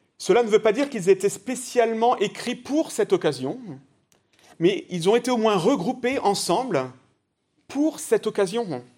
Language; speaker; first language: French; native; French